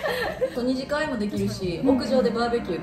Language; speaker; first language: Japanese; native; Japanese